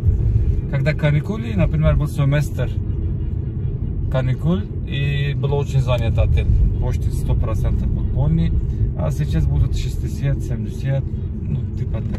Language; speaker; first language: Russian; non-native, fluent; Turkish